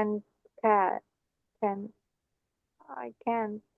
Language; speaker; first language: Indonesian; non-native, learner; Arabic